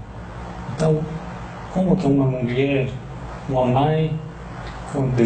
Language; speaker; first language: Portuguese; non-native, learner; Persian